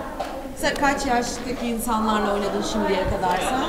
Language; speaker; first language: Turkish; native; Turkish